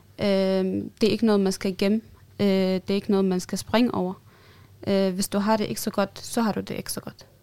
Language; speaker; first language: Danish; non-native, fluent; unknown